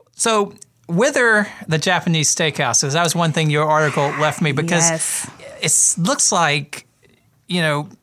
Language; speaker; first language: English; native; English